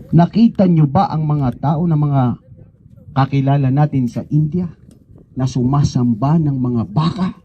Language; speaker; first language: Filipino; non-native, local second language; Cebuano